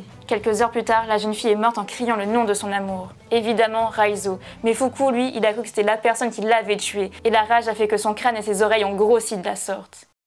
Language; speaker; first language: French; native; French